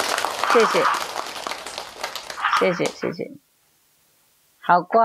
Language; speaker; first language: Chinese; non-native, fluent; Vietnamese